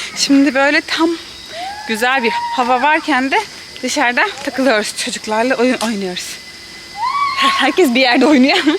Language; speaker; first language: Turkish; native; Turkish